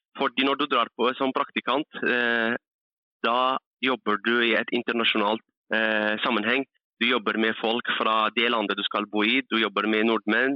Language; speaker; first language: Norwegian; early bilingual, other home language; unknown